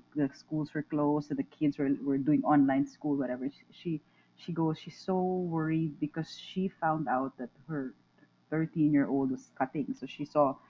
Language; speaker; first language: English; non-native, local second language; Filipino